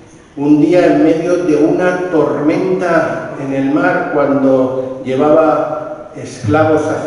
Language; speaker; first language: Spanish; native; Spanish